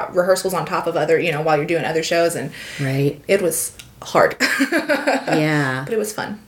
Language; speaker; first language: English; native; English